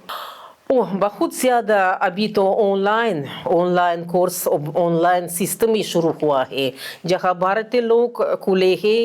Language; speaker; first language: Hindi; non-native, fluent; Russian